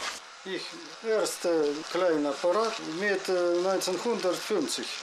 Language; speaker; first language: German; non-native, learner; Russian